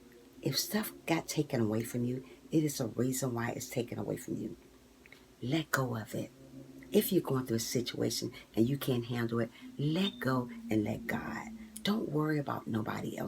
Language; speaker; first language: English; native; English